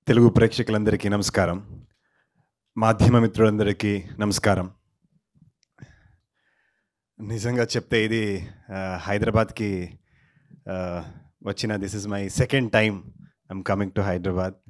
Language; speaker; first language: Telugu; non-native, learner; Kannada